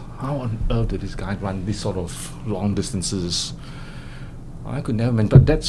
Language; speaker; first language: English; non-native, local second language; Cantonese